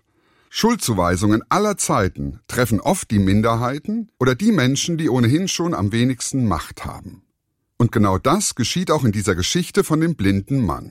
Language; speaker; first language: German; native; German